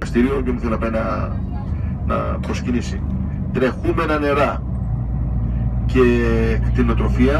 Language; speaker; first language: Greek; native; Greek